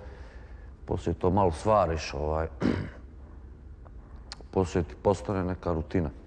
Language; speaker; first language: Croatian; native; Croatian